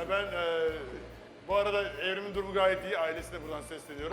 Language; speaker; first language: Turkish; native; Turkish